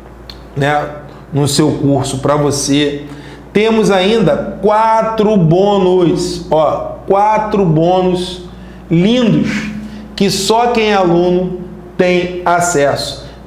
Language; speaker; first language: Portuguese; native; Portuguese